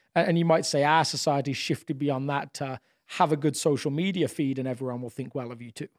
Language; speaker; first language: English; native; English